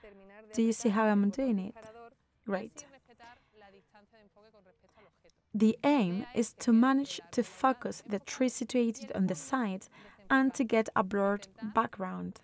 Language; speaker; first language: English; non-native, fluent; Spanish